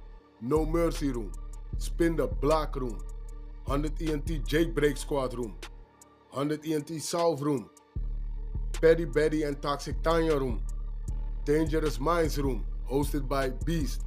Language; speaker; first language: English; native; English